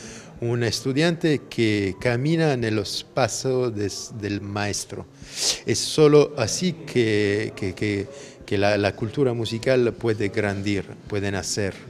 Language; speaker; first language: Spanish; non-native, fluent; Italian